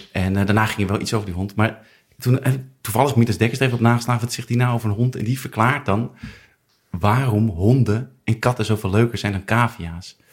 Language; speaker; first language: Dutch; native; Dutch